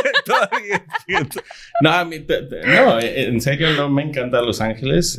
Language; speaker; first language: Spanish; early bilingual, heritage; Spanish